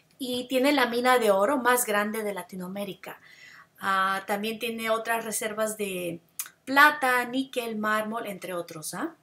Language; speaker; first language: Spanish; non-native, fluent; English